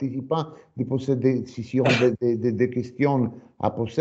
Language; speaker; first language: French; non-native, fluent; Italian